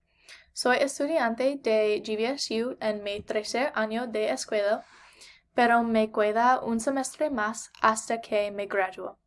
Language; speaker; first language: Spanish; non-native, learner; English